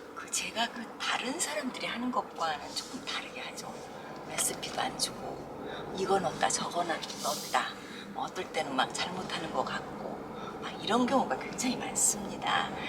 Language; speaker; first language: Korean; native; Korean